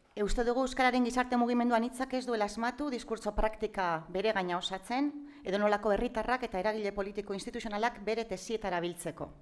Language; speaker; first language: Basque; native; Basque